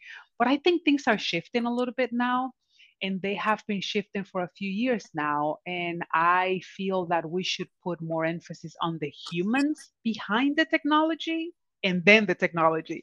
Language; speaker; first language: English; non-native, fluent; Spanish